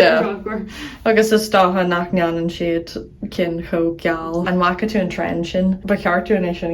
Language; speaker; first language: Irish; non-native, local second language; English